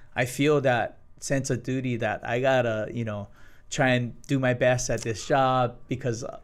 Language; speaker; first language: English; native; English